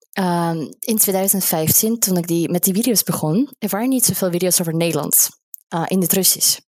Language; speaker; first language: Dutch; non-native, fluent; Russian